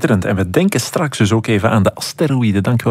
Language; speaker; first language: Dutch; native; Dutch